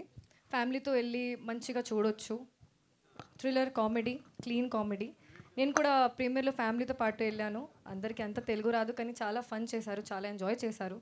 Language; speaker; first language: Telugu; non-native, fluent; Hindi